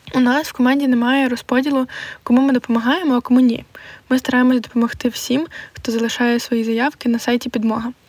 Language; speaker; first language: Ukrainian; native; Ukrainian